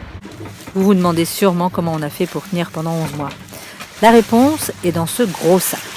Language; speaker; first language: French; native; French